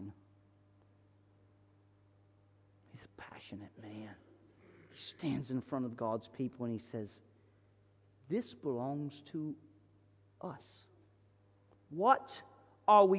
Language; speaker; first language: English; native; English